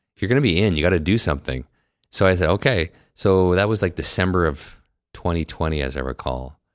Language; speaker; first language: English; native; English